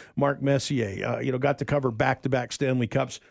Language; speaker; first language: English; native; English